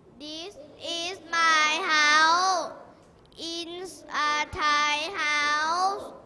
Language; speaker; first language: English; non-native, learner; Thai